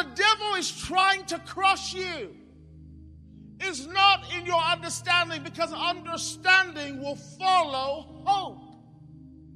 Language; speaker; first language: English; native; English